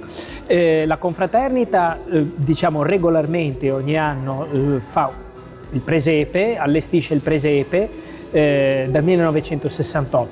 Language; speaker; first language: Italian; native; Italian